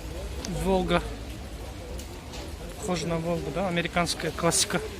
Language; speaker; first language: Russian; non-native, local second language; Kyrgyz